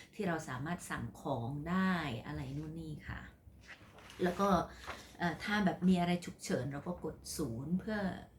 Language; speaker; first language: Thai; non-native, local second language; Khmer